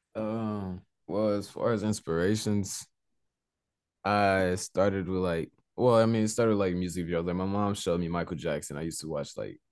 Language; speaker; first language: English; native; English